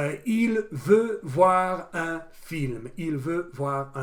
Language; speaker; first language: French; non-native, fluent; English